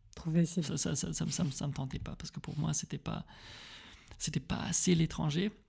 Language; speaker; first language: French; early bilingual, heritage; French